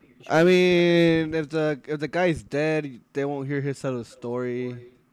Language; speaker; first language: English; early bilingual, other home language; Spanish